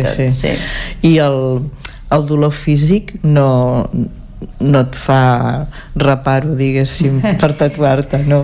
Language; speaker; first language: Catalan; native; Catalan